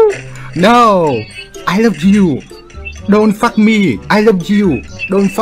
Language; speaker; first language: English; non-native, learner; Vietnamese